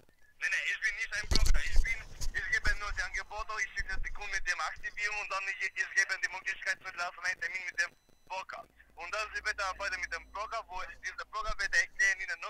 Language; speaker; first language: German; non-native, learner; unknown